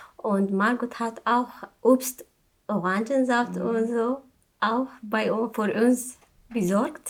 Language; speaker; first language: German; non-native, learner; Arabic